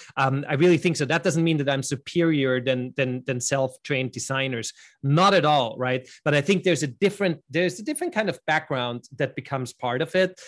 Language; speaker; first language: English; non-native, fluent; German